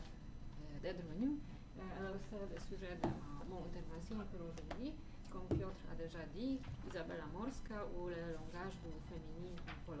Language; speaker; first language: French; non-native, fluent; Polish